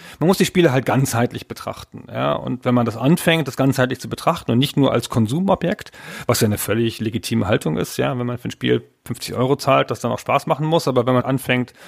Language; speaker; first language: German; native; German